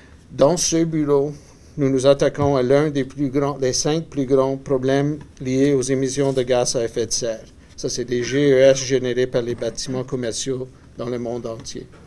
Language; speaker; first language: French; native; French